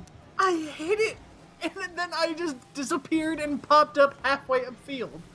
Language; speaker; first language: English; native; English